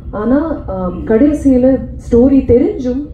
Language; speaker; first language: Tamil; non-native, learner; Malayalam